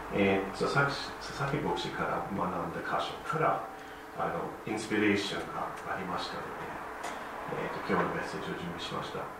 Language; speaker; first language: Japanese; non-native, fluent; English